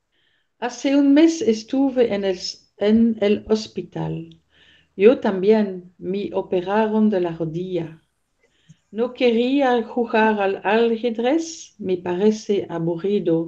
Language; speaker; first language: Spanish; non-native, learner; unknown